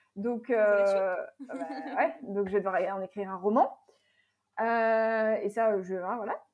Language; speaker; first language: French; native; French